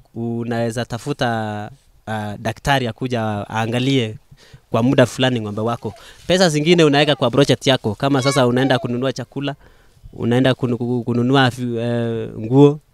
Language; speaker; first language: Swahili; non-native, local second language; Kalenjin